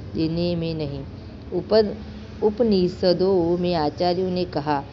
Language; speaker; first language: Hindi; non-native, local second language; Gujarati